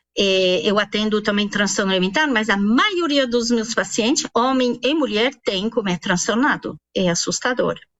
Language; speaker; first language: Portuguese; non-native, fluent; French